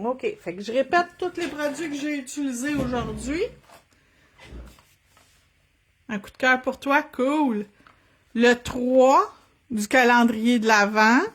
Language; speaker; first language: French; native; French